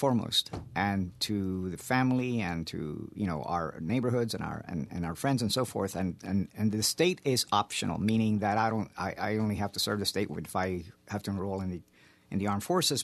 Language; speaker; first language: English; early bilingual, other home language; Spanish